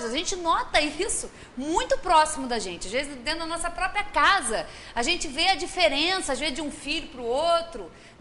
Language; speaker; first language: Portuguese; native; Portuguese